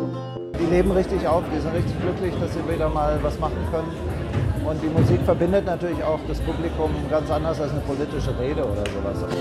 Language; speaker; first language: German; native; German